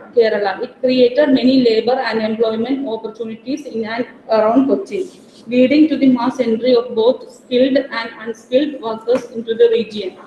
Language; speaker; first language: English; non-native, local second language; Malayalam